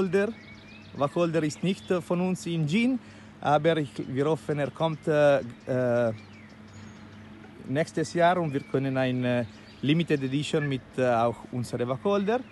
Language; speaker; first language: German; non-native, local second language; Italian